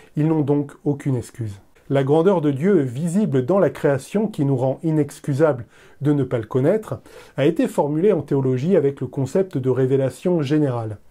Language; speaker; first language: French; native; French